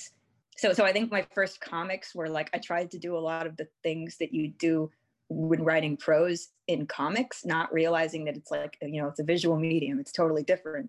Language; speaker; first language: English; native; English